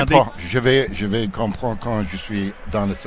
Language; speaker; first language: French; non-native, local second language; English